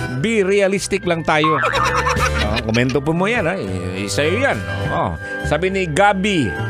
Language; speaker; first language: Filipino; native; Filipino